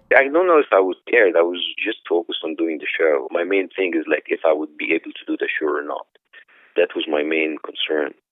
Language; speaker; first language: English; non-native, fluent; Arabic